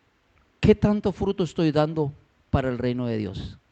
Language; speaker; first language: Spanish; native; Spanish